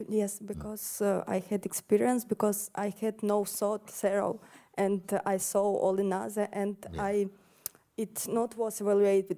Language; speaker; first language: English; non-native, learner; Russian